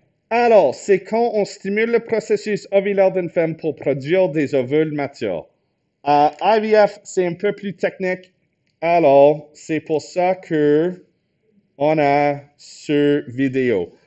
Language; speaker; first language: French; non-native, fluent; English